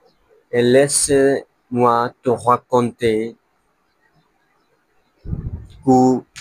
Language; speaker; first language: French; non-native, learner; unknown